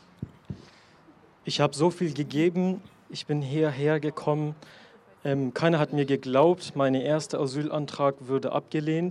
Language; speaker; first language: German; non-native, fluent; Persian